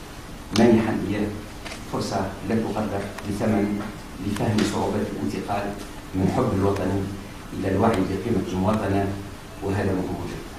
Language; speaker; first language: Arabic; native; Arabic